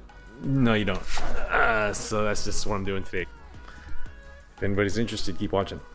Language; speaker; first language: English; native; English